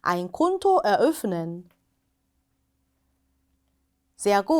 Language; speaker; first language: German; non-native, fluent; Korean